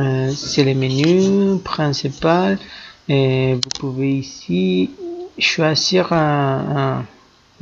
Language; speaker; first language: French; non-native, fluent; Spanish